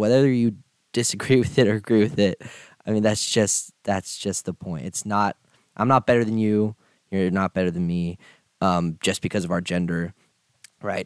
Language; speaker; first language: English; native; English